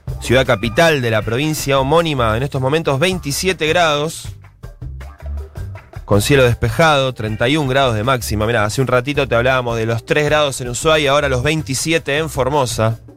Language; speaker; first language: Spanish; native; Spanish